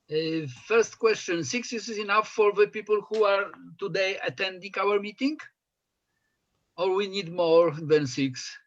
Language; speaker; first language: English; non-native, fluent; Polish